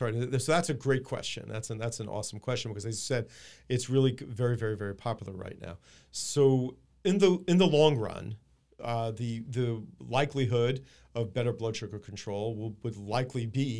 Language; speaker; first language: English; native; English